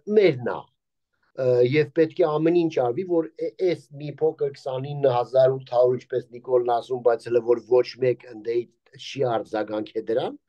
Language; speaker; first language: Armenian; native; Armenian